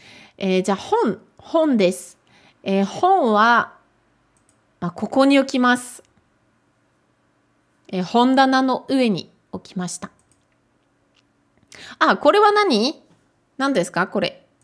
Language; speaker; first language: Japanese; non-native, fluent; French